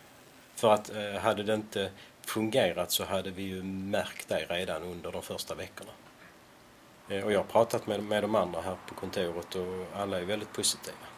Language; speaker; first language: Swedish; native; Swedish